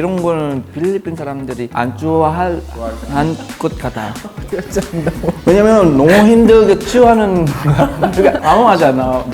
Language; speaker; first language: Korean; non-native, fluent; Filipino